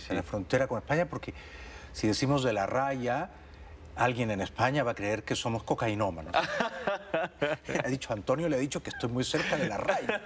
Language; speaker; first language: Spanish; native; Spanish